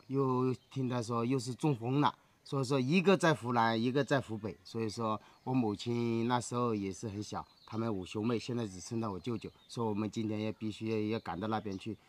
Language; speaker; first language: Chinese; native; Chinese